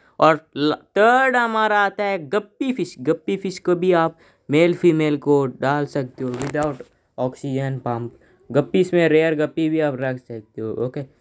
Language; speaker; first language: Hindi; native; Hindi